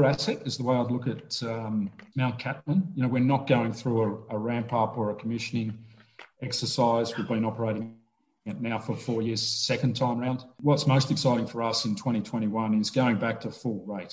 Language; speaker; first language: English; native; English